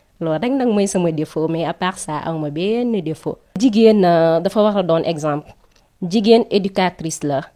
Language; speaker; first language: Wolof; non-native, local second language; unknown